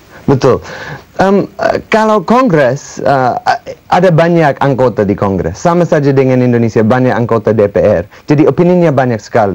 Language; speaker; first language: Indonesian; non-native, fluent; English